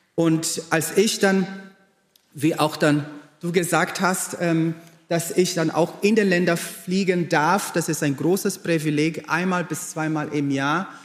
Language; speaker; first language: German; non-native, fluent; Portuguese